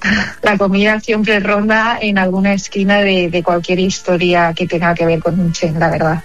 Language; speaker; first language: Spanish; native; Spanish